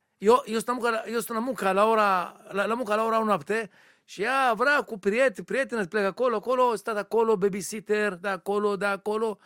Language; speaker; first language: Romanian; non-native, learner; Hebrew